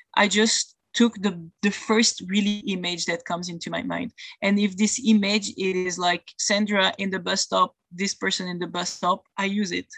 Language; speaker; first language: English; non-native, fluent; French